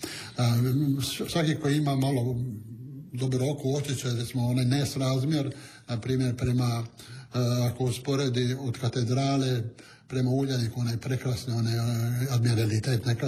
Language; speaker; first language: Serbian; non-native, local second language; Italian